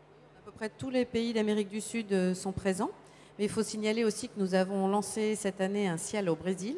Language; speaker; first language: French; native; French